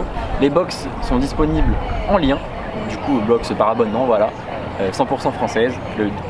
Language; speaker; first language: French; native; French